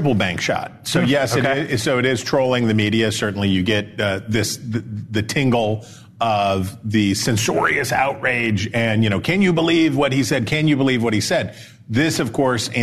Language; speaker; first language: English; native; English